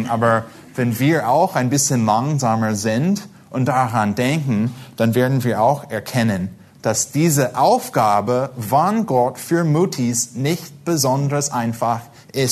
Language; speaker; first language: German; non-native, fluent; English